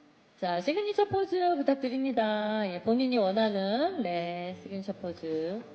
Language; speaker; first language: Korean; native; Korean